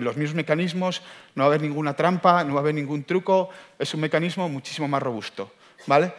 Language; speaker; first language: Spanish; native; Spanish